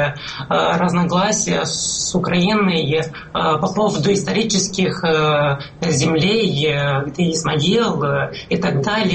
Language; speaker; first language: Russian; non-native, fluent; Romanian